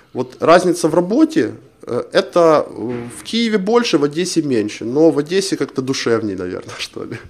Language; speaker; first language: Russian; non-native, local second language; Ukrainian